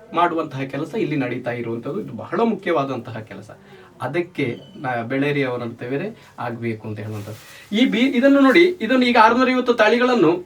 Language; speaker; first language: Kannada; native; Kannada